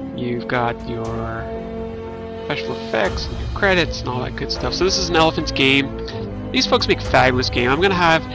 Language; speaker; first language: English; native; English